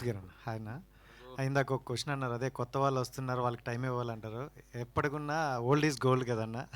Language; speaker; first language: Telugu; native; Telugu